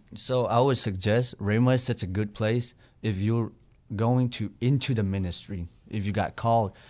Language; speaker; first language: English; non-native, fluent; Burmese